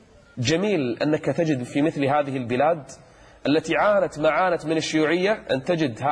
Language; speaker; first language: Arabic; native; Arabic